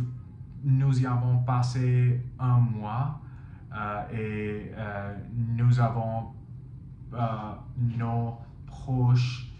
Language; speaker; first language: French; non-native, fluent; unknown